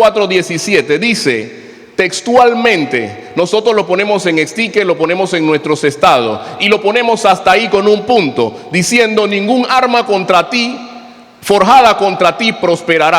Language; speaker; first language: Spanish; native; Spanish